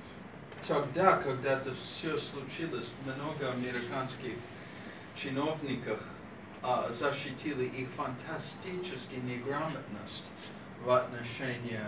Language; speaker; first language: Russian; non-native, fluent; English